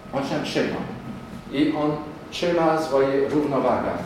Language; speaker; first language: Polish; non-native, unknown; French